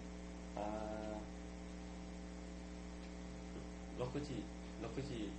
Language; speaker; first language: Japanese; non-native, learner; Thai